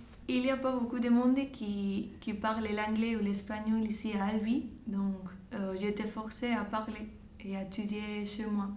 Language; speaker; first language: French; non-native, fluent; Spanish